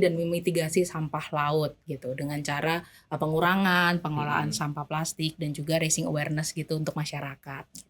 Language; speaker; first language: Indonesian; native; Indonesian